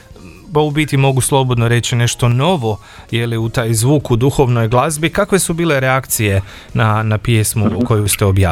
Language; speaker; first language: Croatian; native; Croatian